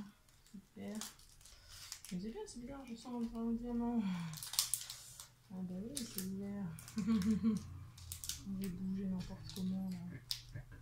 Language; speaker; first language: French; native; French